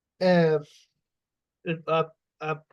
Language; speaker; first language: Portuguese; non-native, learner; German